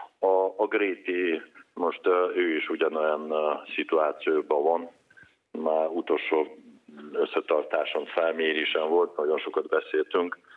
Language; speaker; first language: Hungarian; non-native, fluent; Russian